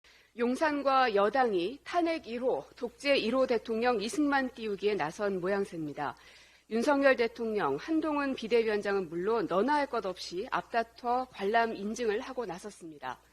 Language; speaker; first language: Korean; native; Korean